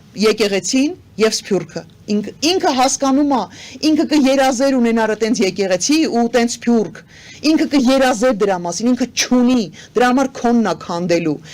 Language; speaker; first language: Armenian; native; Armenian